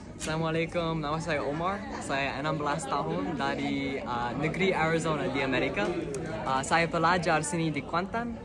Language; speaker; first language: Malay; non-native, learner; English